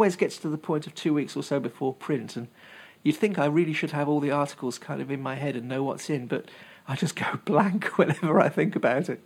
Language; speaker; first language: English; native; English